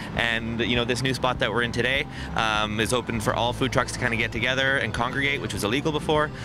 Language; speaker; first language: English; native; English